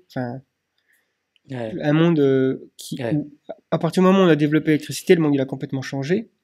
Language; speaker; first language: French; native; French